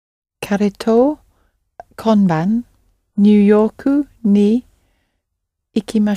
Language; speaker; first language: Japanese; non-native, learner; English